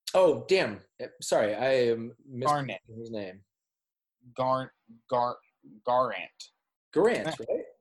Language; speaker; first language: English; native; English